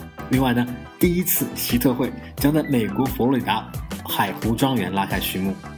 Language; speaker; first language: Chinese; native; Chinese